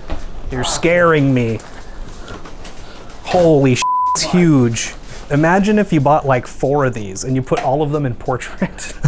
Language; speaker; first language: English; native; English